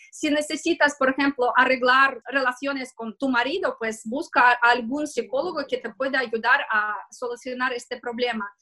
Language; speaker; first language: Spanish; non-native, fluent; Russian